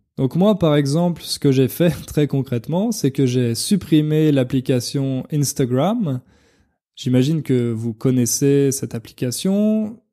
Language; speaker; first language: French; native; French